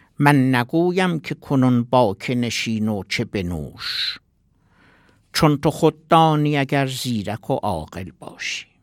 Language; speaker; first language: Persian; non-native, local second language; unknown